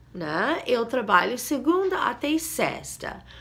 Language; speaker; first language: Portuguese; non-native, fluent; English